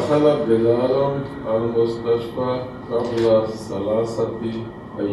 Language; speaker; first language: Arabic; non-native, learner; Urdu